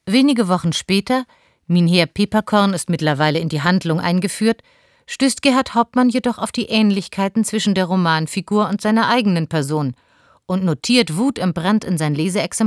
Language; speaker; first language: German; native; German